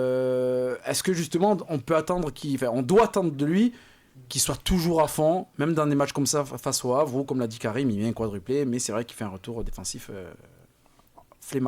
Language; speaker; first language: French; native; French